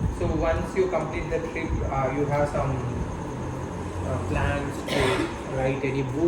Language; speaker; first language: English; non-native, local second language; Tamil